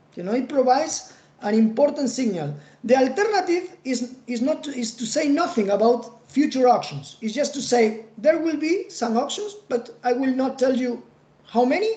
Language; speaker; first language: English; non-native, fluent; Spanish